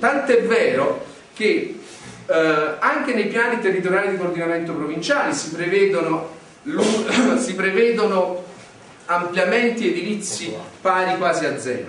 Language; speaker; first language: Italian; native; Italian